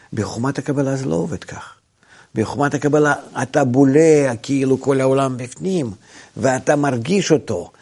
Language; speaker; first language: Hebrew; non-native, fluent; Russian